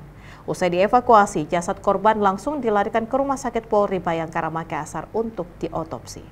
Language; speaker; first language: Indonesian; native; Indonesian